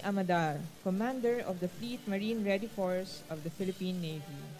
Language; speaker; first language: English; non-native, local second language; Filipino